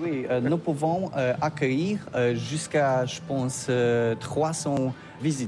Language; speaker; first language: French; non-native, learner; Polish